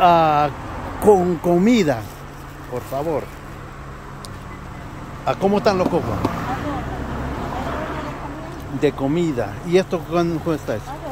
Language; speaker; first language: Spanish; native; Spanish